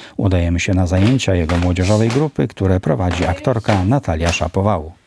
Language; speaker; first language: Polish; native; Polish